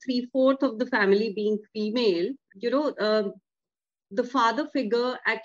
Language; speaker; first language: English; non-native, local second language; Hindi